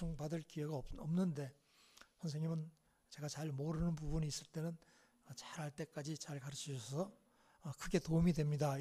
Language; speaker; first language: Korean; native; Korean